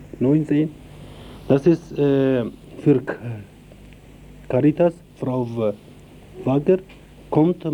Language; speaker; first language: German; non-native, learner; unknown